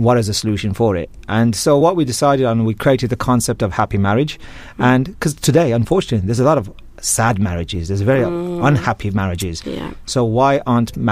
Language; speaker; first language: English; native; English